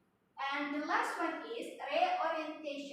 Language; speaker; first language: English; non-native, learner; Indonesian